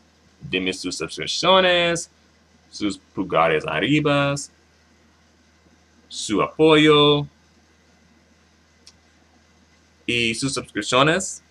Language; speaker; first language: Spanish; non-native, learner; English